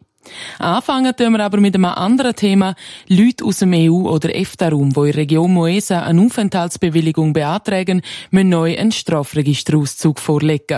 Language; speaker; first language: German; native; German